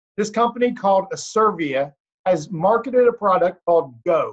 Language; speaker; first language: English; native; English